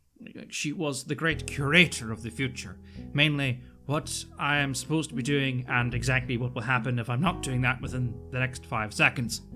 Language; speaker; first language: English; native; English